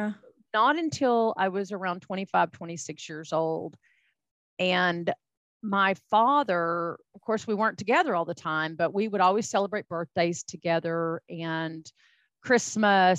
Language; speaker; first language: English; native; English